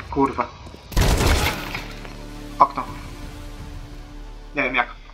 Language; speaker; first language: Polish; native; Polish